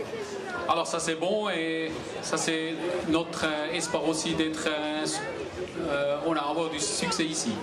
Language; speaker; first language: French; non-native, learner; German